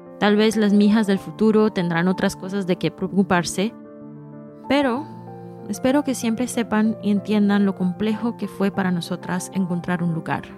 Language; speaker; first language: Spanish; early bilingual, heritage; Spanish